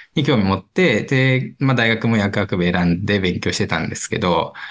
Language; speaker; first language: Japanese; native; Japanese